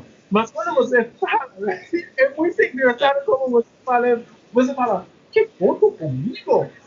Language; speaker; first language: Portuguese; non-native, learner; English